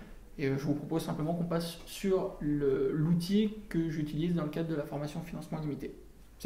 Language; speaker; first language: French; native; French